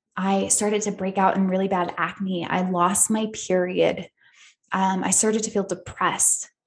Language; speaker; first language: English; native; English